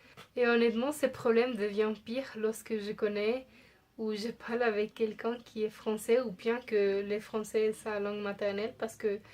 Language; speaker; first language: French; non-native, fluent; Spanish